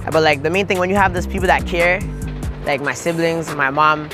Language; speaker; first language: English; native; English